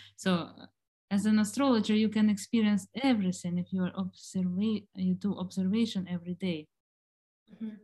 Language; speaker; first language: English; non-native, fluent; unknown